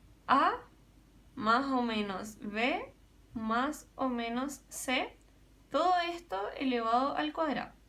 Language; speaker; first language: Spanish; native; Spanish